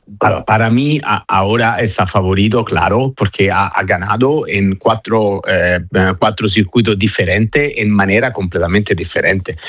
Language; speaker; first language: Spanish; non-native, fluent; Italian